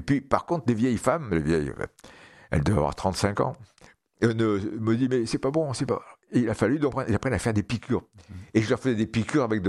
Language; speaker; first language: French; native; French